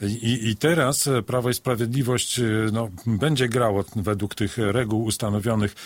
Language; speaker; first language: Polish; native; Polish